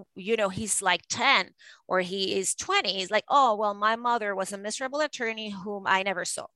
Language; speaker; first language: English; non-native, fluent; Spanish